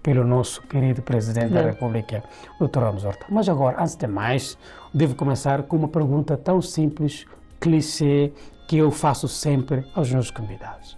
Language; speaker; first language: Portuguese; non-native, local second language; Tetum